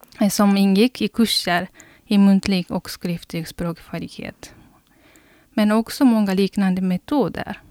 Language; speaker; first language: Swedish; non-native, fluent; Japanese